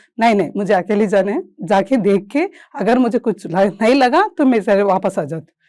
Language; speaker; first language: Hindi; non-native, local second language; Kannada